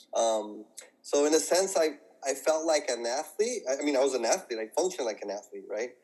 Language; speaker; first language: English; native; English